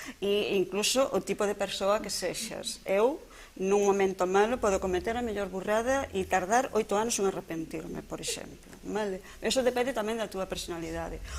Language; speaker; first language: Galician; non-native, local second language; Spanish